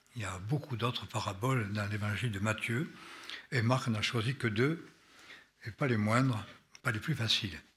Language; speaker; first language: French; native; French